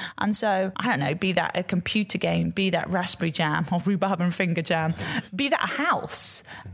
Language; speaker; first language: English; native; English